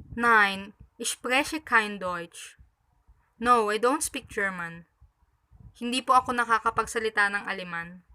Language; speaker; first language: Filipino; native; Filipino